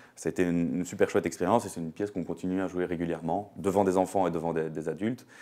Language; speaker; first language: French; native; French